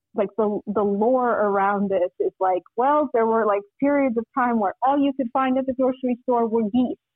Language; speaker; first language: English; non-native, fluent; Russian